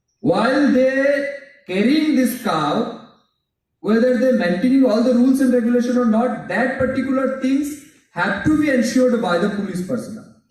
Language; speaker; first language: English; non-native, local second language; Bangla